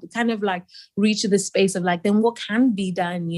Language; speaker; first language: English; non-native, local second language; Yoruba